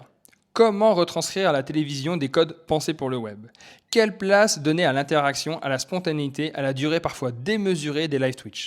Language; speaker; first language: French; native; French